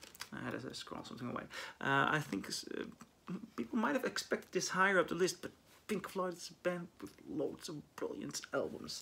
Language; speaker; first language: English; non-native, fluent; Dutch